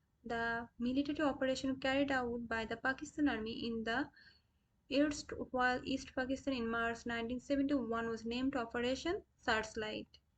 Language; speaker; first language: English; non-native, local second language; Bangla